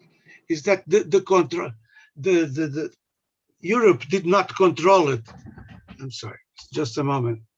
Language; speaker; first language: English; non-native, learner; Portuguese